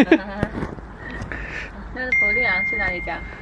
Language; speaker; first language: Chinese; native; Chinese